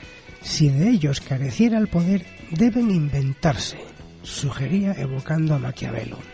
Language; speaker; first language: Spanish; native; Spanish